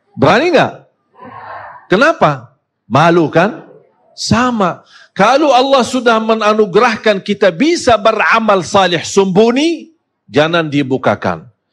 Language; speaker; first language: Malay; non-native, fluent; Arabic